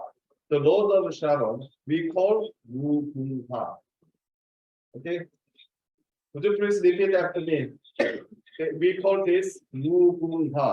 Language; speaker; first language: English; non-native, fluent; Korean